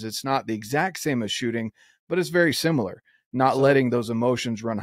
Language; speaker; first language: English; native; English